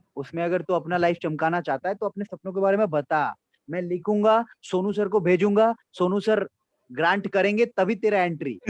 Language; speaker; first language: Hindi; non-native, local second language; Assamese